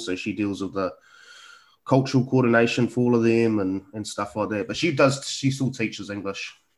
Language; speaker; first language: English; native; English